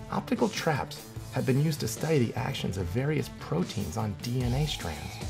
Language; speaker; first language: English; native; English